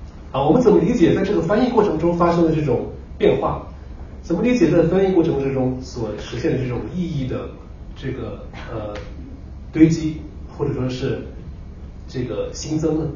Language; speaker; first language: Chinese; native; Chinese